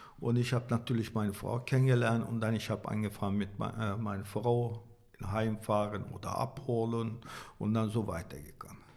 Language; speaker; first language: German; non-native, learner; Turkish